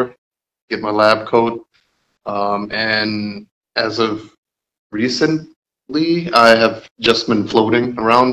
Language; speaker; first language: English; native; English